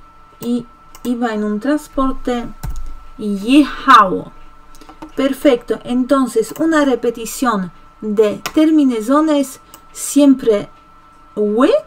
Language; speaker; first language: Spanish; non-native, fluent; Polish